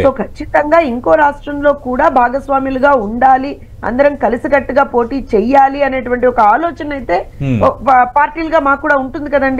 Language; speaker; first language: Telugu; native; Telugu